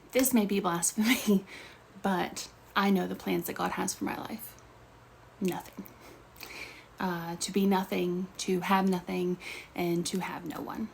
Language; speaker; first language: English; native; English